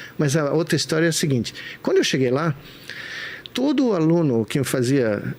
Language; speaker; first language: Portuguese; native; Portuguese